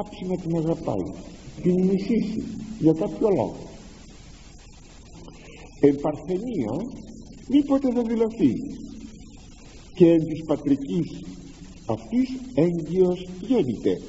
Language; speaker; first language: Greek; native; Greek